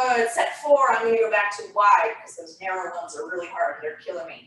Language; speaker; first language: English; native; English